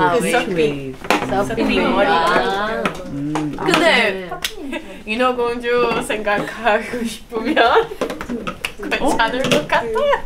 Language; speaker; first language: Korean; non-native, learner; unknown